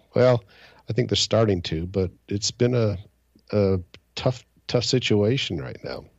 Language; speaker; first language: English; native; English